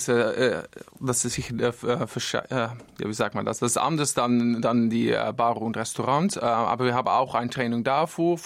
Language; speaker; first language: German; non-native, learner; Dutch